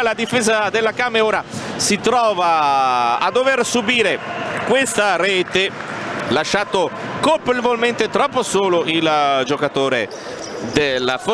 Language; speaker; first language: Italian; native; Italian